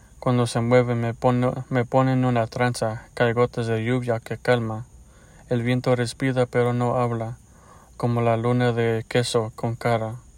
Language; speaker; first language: Spanish; early bilingual, heritage; Spanish